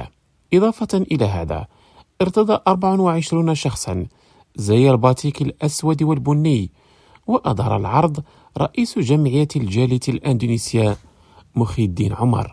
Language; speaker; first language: Arabic; non-native, fluent; Indonesian